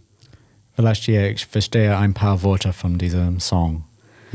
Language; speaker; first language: German; non-native, learner; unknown